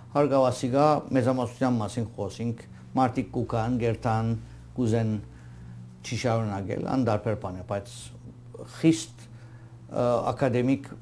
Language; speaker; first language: Armenian; early bilingual, heritage; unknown